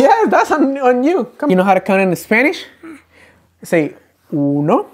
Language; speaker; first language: English; non-native, fluent; Spanish